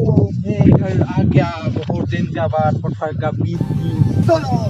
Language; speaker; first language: Hindi; non-native, local second language; Assamese